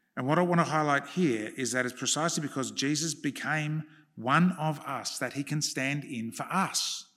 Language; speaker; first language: English; early bilingual, other home language; Hungarian